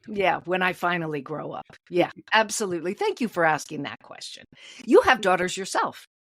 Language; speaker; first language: English; native; English